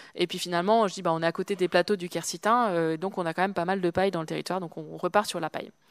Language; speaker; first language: French; native; French